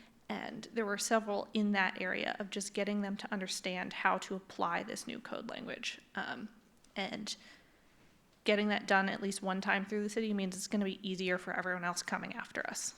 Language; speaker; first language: English; native; English